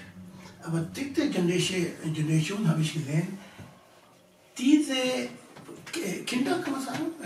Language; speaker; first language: German; non-native, learner; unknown